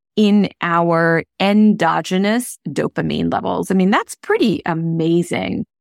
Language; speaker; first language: English; non-native, local second language; Hindi